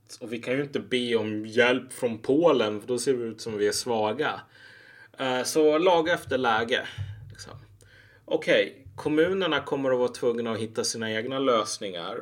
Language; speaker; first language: Swedish; native; Swedish